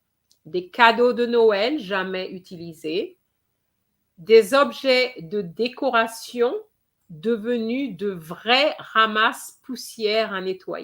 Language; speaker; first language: French; non-native, fluent; English